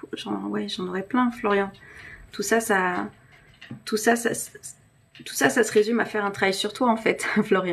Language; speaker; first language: French; native; French